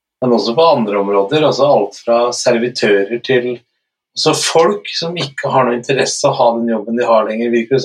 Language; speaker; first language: Norwegian; native; Norwegian